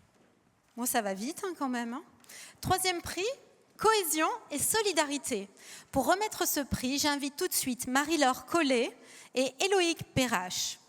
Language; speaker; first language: French; native; French